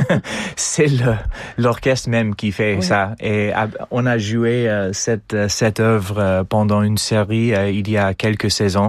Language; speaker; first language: French; non-native, fluent; English